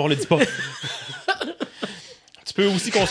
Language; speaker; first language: French; native; French